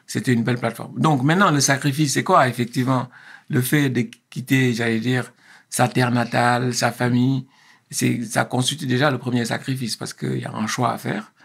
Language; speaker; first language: French; non-native, local second language; Wolof